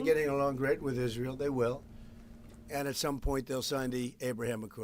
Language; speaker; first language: English; native; English